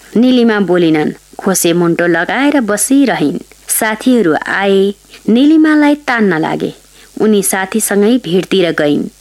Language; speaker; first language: Nepali; native; Nepali